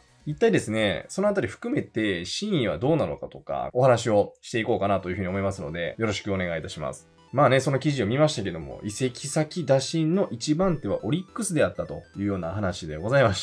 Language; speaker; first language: Japanese; native; Japanese